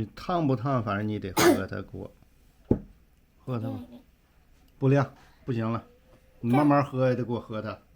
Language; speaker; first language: Chinese; native; Chinese